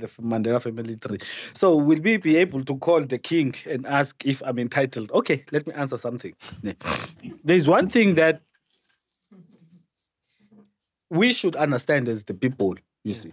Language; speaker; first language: English; non-native, local second language; Xhosa